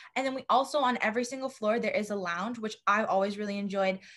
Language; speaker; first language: English; native; English